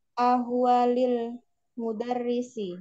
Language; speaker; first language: Arabic; non-native, learner; Indonesian